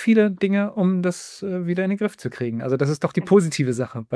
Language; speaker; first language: German; native; German